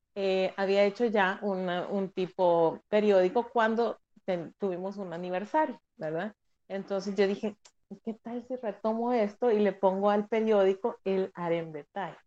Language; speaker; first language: Spanish; native; Spanish